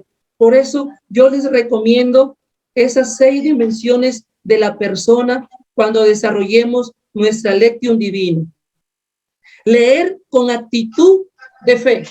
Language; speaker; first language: Spanish; native; Spanish